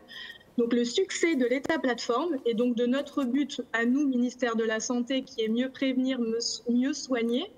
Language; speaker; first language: French; native; French